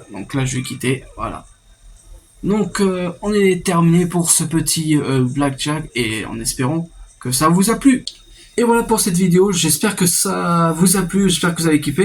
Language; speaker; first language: French; native; French